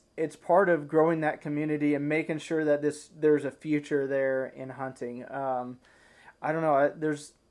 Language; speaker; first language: English; native; English